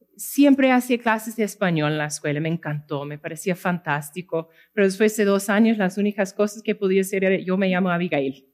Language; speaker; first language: Spanish; non-native, fluent; English